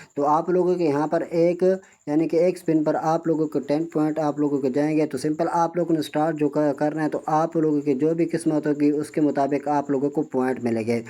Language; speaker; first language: Urdu; non-native, local second language; Punjabi